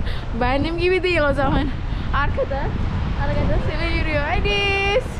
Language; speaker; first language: Turkish; non-native, learner; Indonesian